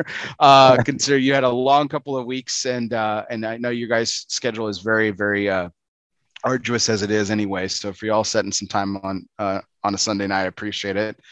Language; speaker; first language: English; native; English